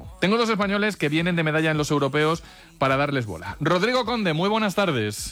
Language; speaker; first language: Spanish; native; Spanish